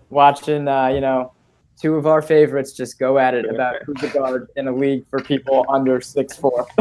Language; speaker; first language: English; native; English